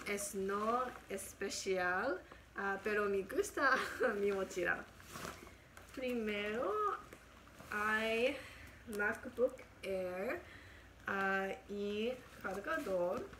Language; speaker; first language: Spanish; non-native, learner; English